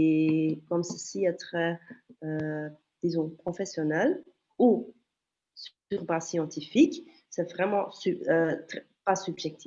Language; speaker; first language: French; non-native, local second language; Dutch